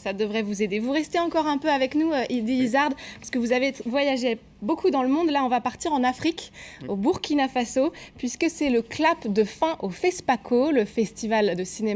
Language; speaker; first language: French; native; French